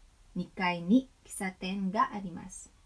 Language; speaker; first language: Japanese; non-native, fluent; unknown